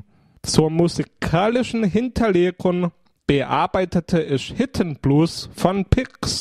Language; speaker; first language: German; native; German